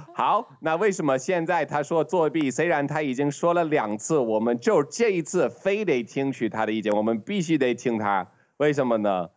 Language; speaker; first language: Chinese; non-native, fluent; English